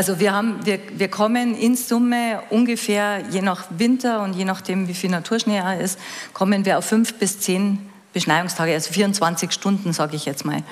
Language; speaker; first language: German; native; German